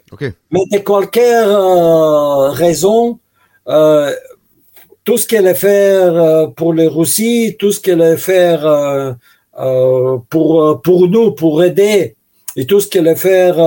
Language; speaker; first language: French; non-native, learner; Russian